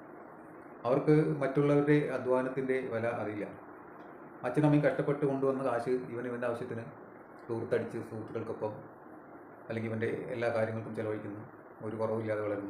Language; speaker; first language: Malayalam; native; Malayalam